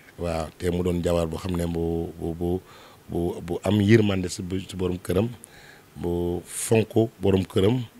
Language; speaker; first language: Wolof; non-native, local second language; Mandingo